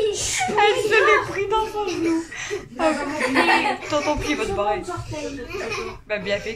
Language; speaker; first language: French; native; French